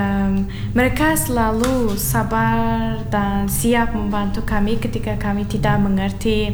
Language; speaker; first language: Indonesian; non-native, learner; Turkmen